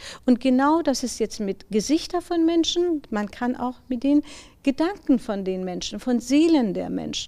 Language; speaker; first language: German; non-native, fluent; Persian